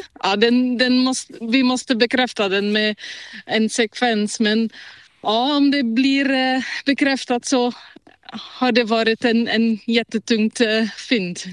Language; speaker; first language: Swedish; non-native, fluent; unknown